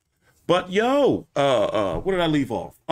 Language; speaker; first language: English; native; English